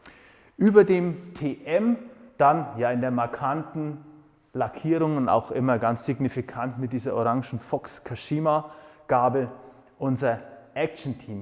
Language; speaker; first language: German; native; German